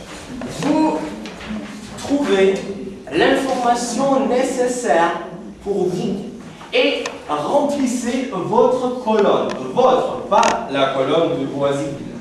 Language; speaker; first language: French; non-native, fluent; Russian